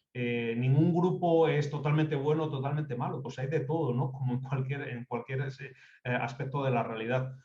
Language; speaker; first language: Spanish; native; Spanish